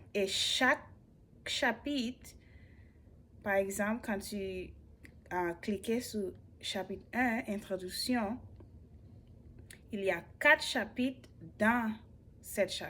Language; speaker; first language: French; non-native, learner; English